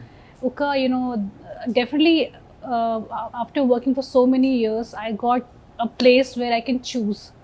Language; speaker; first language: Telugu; non-native, fluent; Hindi